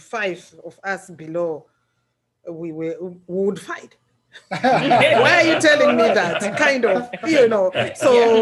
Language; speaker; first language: English; non-native, local second language; Shona